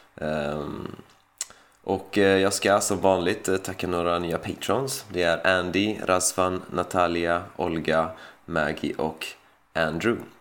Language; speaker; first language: Swedish; native; Swedish